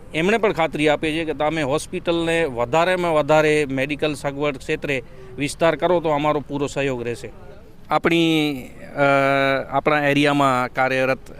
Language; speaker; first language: Gujarati; non-native, local second language; Kachhi